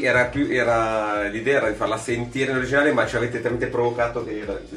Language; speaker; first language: Italian; native; Italian